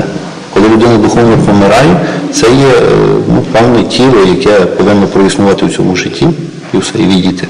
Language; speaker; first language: Ukrainian; native; Ukrainian